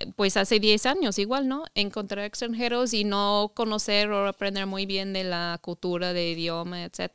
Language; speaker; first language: Spanish; non-native, fluent; English